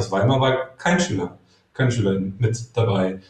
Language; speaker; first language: German; native; German